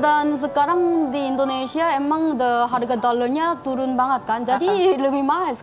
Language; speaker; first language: Indonesian; non-native, fluent; Korean